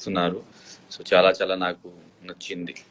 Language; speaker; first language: Telugu; non-native, learner; Hindi